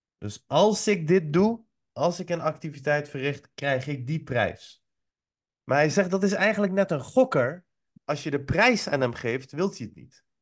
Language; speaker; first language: Dutch; early bilingual, other home language; Persian